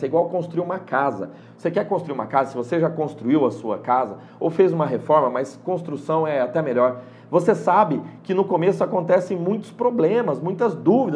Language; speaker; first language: Portuguese; native; Portuguese